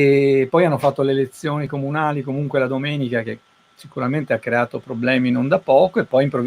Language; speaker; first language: Italian; native; Italian